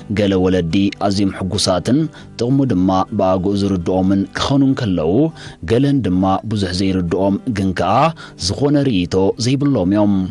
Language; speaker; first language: Tigrinya; native; Tigrinya